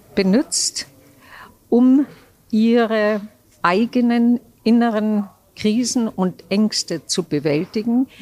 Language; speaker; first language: German; native; German